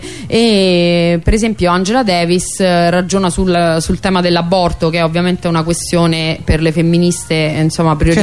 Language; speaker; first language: Italian; native; Italian